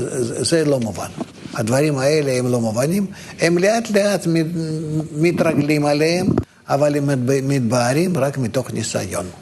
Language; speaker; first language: Hebrew; non-native, fluent; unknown